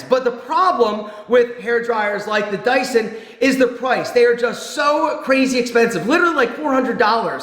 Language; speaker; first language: English; native; English